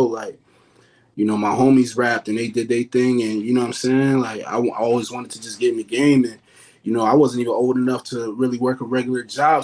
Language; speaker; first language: English; native; English